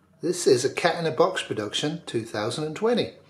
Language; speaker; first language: English; native; English